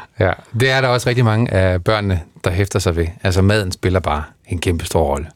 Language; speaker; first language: Danish; native; Danish